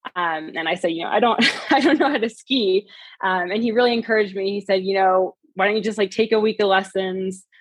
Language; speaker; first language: English; native; English